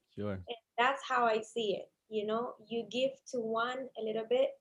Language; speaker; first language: English; non-native, fluent; Spanish